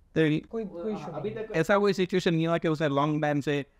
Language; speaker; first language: Hindi; non-native, local second language; Gujarati